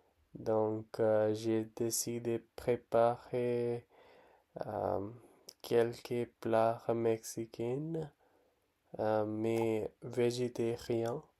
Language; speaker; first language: French; non-native, learner; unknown